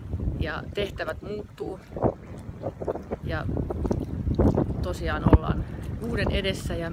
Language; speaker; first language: Finnish; native; Finnish